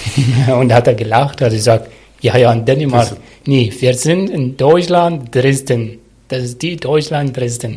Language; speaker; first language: German; non-native, learner; Arabic